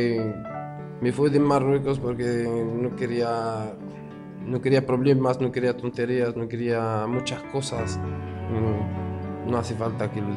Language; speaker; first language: Spanish; non-native, fluent; Arabic